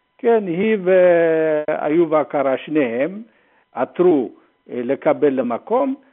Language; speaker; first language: Hebrew; non-native, fluent; Amharic